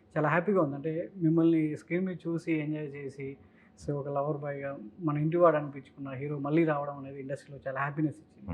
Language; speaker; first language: Telugu; native; Telugu